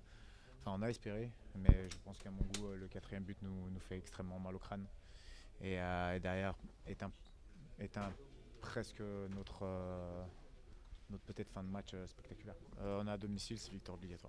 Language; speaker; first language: French; native; French